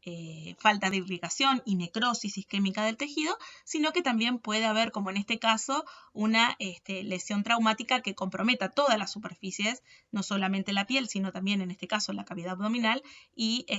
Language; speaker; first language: Spanish; native; Spanish